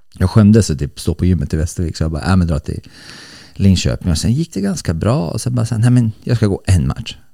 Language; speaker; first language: Swedish; early bilingual, other home language; Bosnian